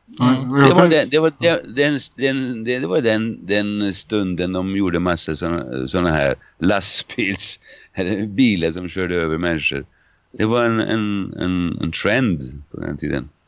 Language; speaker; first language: Swedish; non-native, fluent; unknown